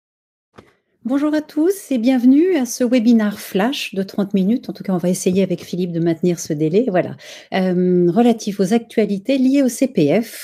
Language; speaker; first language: French; native; French